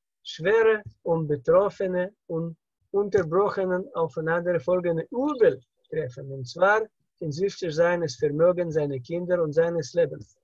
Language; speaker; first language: German; non-native, learner; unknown